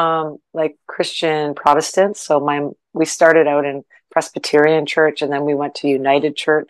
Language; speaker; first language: English; native; English